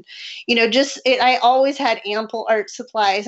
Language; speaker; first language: English; native; English